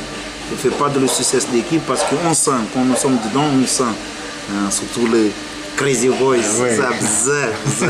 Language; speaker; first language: French; non-native, fluent; Portuguese